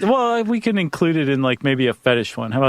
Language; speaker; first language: English; native; English